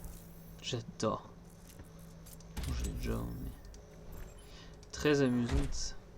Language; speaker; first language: French; native; French